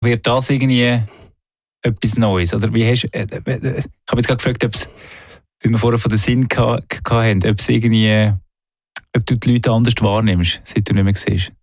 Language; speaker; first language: German; native; German